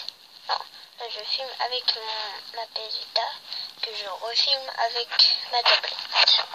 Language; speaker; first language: French; early bilingual, other home language; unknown